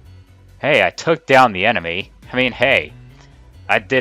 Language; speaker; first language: English; native; English